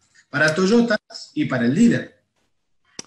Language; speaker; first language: Spanish; native; Spanish